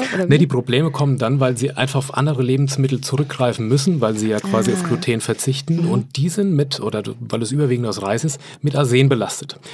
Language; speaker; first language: German; native; German